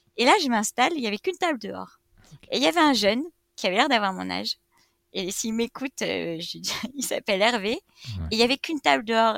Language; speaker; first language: French; native; French